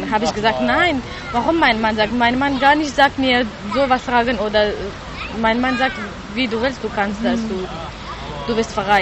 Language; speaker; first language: German; non-native, learner; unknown